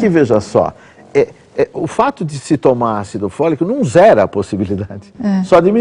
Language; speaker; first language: Portuguese; native; Portuguese